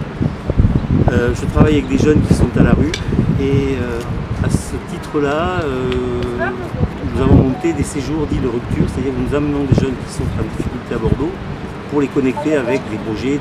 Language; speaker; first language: French; native; French